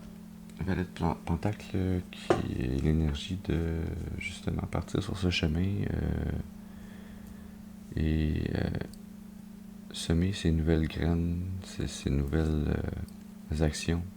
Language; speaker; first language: French; native; French